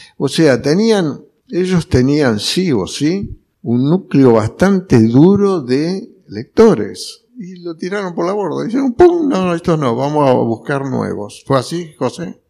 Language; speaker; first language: Spanish; early bilingual, other home language; Italian